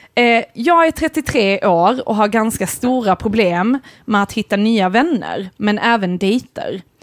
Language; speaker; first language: Swedish; native; Swedish